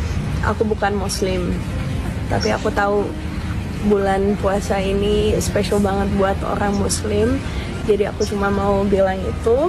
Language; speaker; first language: Indonesian; non-native, fluent; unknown